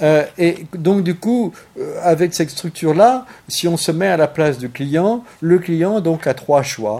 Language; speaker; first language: French; native; French